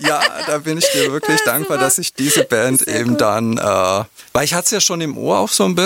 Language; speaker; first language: German; native; German